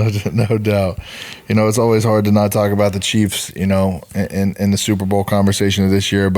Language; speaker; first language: English; native; English